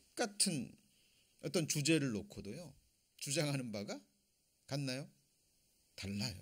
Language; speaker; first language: Korean; native; Korean